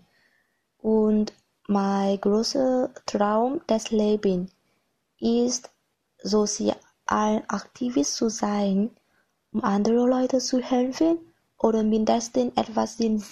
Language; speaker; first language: German; non-native, learner; Vietnamese